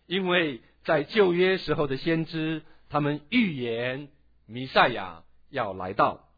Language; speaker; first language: Chinese; native; Chinese